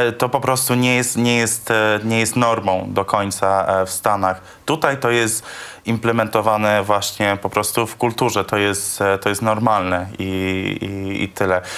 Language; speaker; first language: Polish; early bilingual, heritage; English